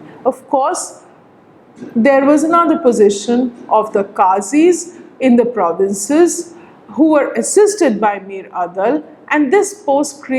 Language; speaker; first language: English; non-native, local second language; Bangla